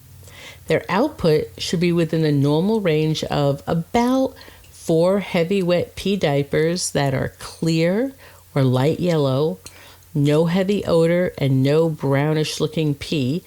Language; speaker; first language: English; native; English